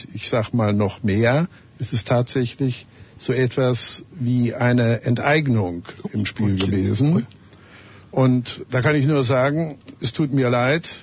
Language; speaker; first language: German; native; German